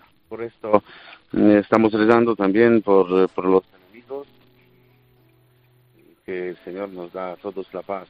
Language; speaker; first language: Spanish; non-native, fluent; Polish